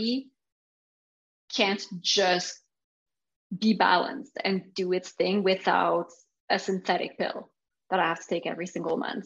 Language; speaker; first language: English; non-native, fluent; French